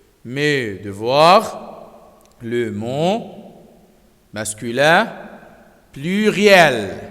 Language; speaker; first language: French; non-native, fluent; Arabic